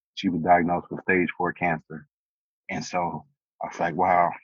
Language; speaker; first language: English; native; English